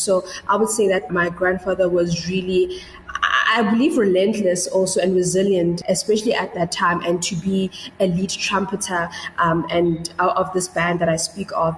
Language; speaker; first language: English; non-native, local second language; Tswana